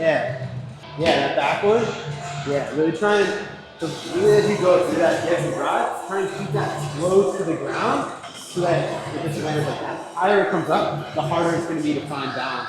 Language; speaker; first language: English; native; English